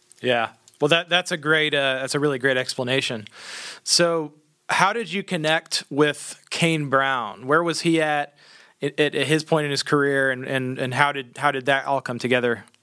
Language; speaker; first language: English; native; English